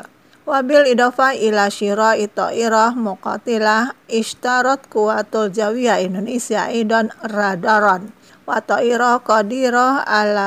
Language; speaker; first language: Arabic; non-native, fluent; Indonesian